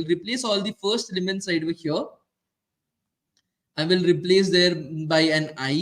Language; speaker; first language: English; non-native, local second language; Hindi